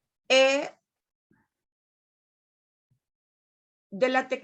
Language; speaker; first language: French; non-native, learner; Spanish